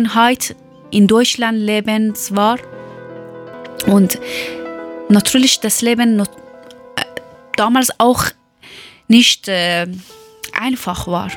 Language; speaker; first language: German; non-native, learner; Persian